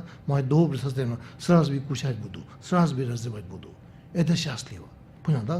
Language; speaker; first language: Russian; non-native, learner; Tibetan